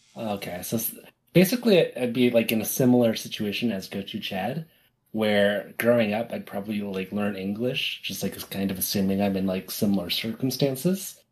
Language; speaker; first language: English; early bilingual, other home language; Korean